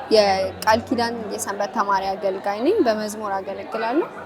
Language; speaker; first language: Amharic; early bilingual, heritage; Amharic